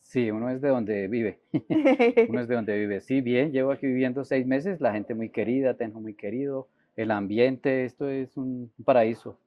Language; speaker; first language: Spanish; native; Spanish